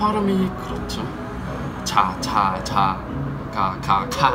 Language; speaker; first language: Korean; non-native, fluent; Hebrew